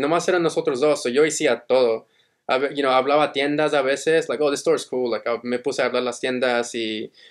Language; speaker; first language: Spanish; early bilingual, heritage; Spanish